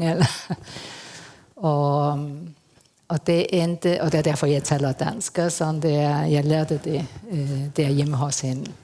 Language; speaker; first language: Danish; early bilingual, heritage; Spanish